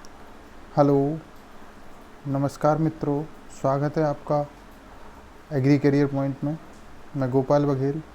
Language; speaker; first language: Hindi; native; Hindi